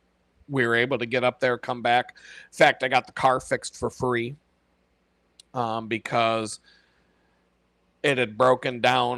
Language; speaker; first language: English; native; English